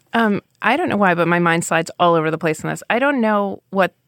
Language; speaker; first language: English; native; English